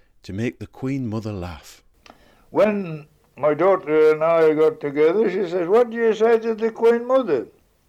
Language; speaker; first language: English; native; English